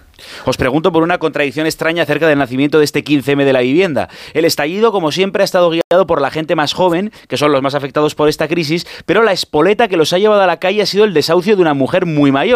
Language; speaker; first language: Spanish; native; Spanish